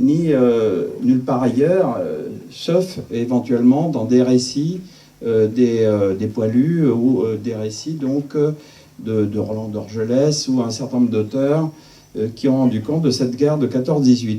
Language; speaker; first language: French; native; French